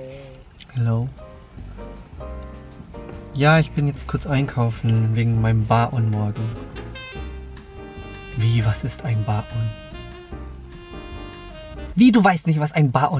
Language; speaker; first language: German; early bilingual, other home language; Filipino